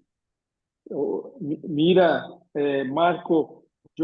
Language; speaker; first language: Spanish; non-native, learner; Portuguese